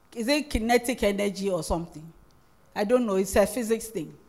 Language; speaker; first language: English; non-native, local second language; Akan